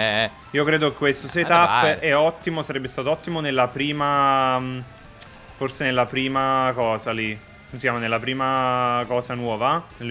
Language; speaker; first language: Italian; native; Italian